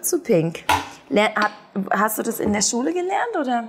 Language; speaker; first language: German; native; German